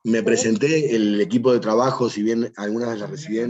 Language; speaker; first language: Spanish; native; Spanish